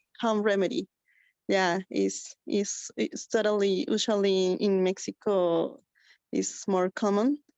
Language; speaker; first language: English; non-native, learner; Spanish